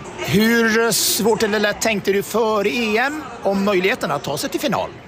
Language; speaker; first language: Swedish; native; Swedish